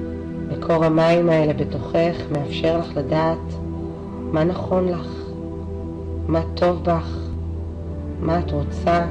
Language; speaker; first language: Hebrew; native; Hebrew